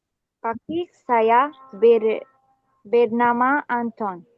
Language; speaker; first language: Indonesian; non-native, learner; Arabic